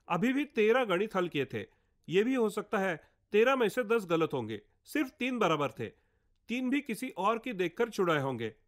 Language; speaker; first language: Hindi; non-native, local second language; Marathi